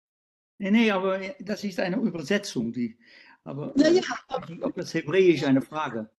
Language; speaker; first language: German; non-native, fluent; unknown